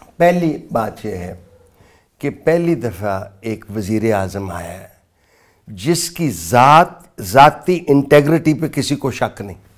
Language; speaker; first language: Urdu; non-native, local second language; Punjabi